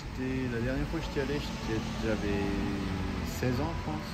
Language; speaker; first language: French; non-native, fluent; Japanese